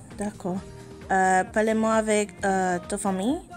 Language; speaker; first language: French; non-native, learner; English